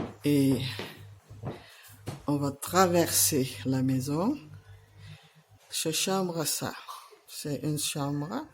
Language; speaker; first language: French; non-native, learner; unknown